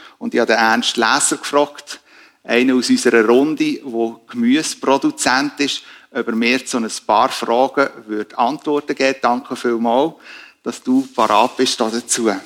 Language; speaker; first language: German; native; German